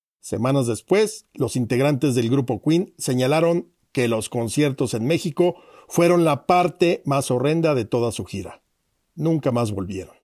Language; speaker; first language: Spanish; native; Spanish